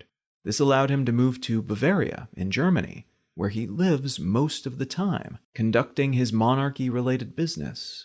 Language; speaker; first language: English; native; English